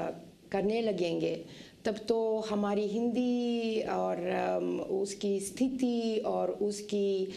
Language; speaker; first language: Hindi; non-native, fluent; Bulgarian